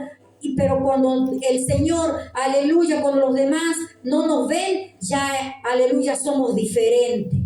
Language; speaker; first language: Spanish; native; Spanish